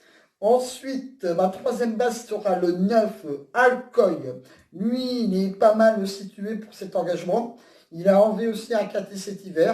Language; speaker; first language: French; native; French